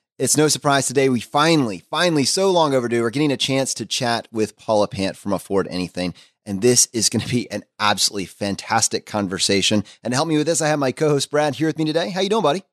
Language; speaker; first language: English; native; English